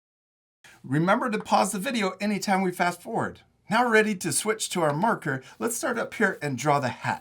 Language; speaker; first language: English; native; English